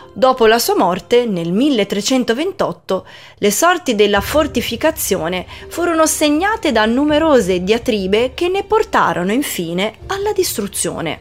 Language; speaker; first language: Italian; native; Italian